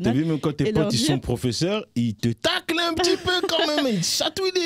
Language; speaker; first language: French; native; French